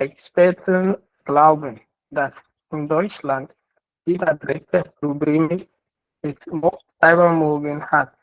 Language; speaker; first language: German; non-native, learner; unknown